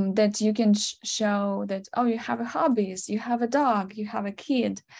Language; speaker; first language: English; non-native, fluent; Ukrainian